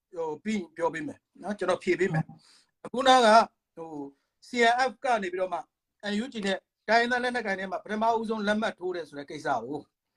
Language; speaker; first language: Burmese; non-native, local second language; Hakha Chin